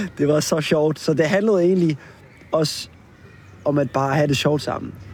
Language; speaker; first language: Danish; non-native, local second language; Faroese